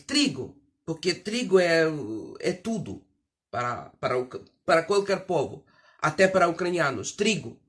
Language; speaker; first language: Portuguese; non-native, fluent; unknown